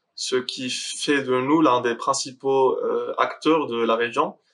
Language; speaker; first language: French; non-native, local second language; Arabic